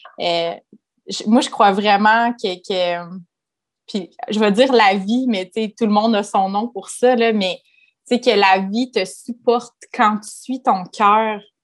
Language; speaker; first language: French; native; French